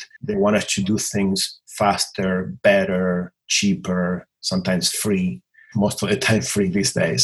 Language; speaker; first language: English; non-native, fluent; Spanish